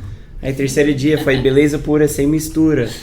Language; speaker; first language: Portuguese; non-native, fluent; English